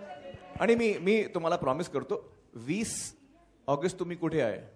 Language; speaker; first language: Marathi; non-native, local second language; Urdu